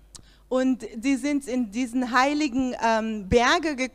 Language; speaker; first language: German; non-native, learner; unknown